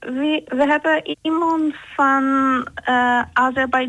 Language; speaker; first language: Dutch; non-native, fluent; Turkish